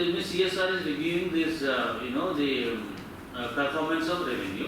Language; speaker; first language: Telugu; native; Telugu